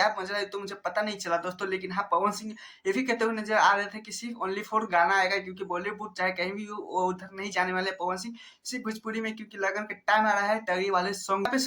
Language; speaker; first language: Hindi; non-native, local second language; Bhojpuri